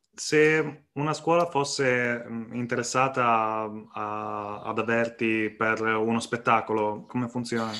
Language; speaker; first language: Italian; native; Italian